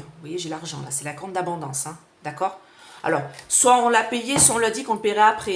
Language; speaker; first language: French; native; French